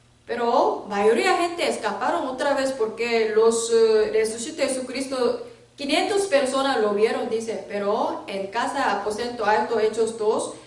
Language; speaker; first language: Spanish; non-native, learner; Korean